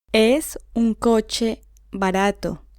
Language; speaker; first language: Spanish; non-native, learner; English